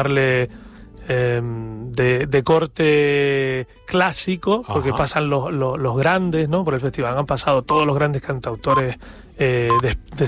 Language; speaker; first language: Spanish; native; Spanish